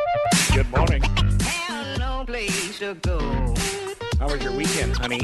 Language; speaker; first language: English; native; English